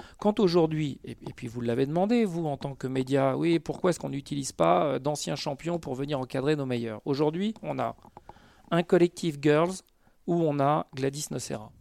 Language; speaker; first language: French; native; French